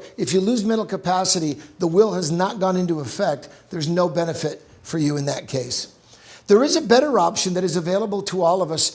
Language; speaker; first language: English; native; English